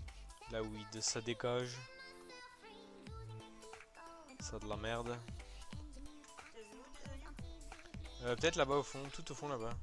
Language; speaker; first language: French; native; French